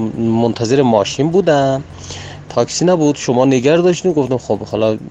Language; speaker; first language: Persian; non-native, local second language; Azerbaijani